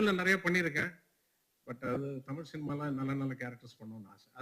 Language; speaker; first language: Tamil; non-native, local second language; Telugu